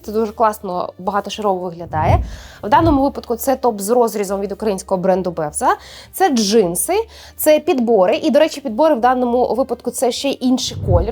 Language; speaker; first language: Ukrainian; native; Ukrainian